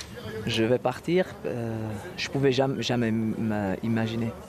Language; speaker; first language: French; non-native, local second language; Dutch